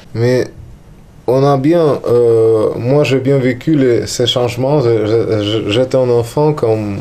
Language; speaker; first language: French; non-native, learner; Russian